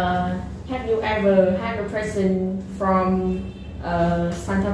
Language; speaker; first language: English; non-native, learner; Vietnamese